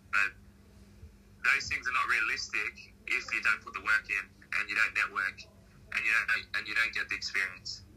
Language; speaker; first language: English; native; English